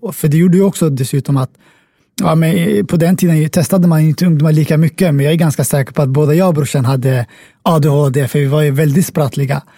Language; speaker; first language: Swedish; early bilingual, other home language; Somali